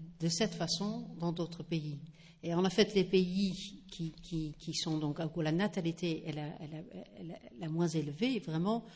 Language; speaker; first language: French; non-native, fluent; Dutch